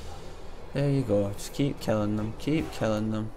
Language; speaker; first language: English; native; English